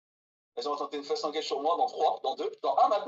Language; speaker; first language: French; native; French